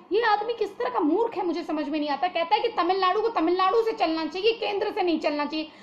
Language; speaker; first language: Hindi; native; Hindi